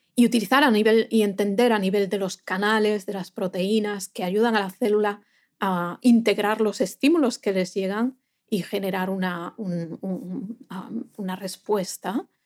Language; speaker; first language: Spanish; native; Spanish